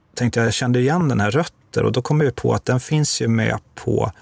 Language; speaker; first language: Swedish; native; Swedish